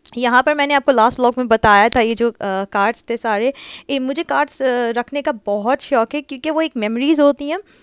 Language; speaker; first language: Urdu; native; Urdu